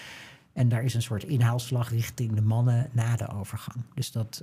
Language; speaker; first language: Dutch; native; Dutch